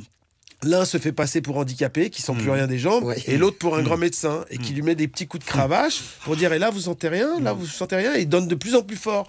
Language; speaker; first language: French; native; French